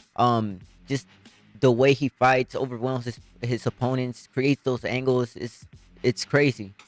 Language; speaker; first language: English; early bilingual, other home language; Spanish